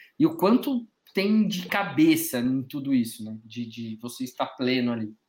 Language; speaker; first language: Portuguese; native; Portuguese